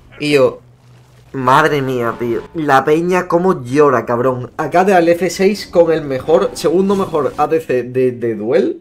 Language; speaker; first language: Spanish; native; Spanish